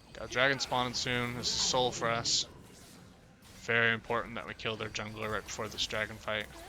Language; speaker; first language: English; native; English